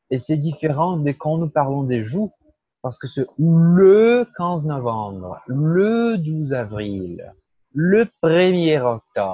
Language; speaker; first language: French; non-native, fluent; Portuguese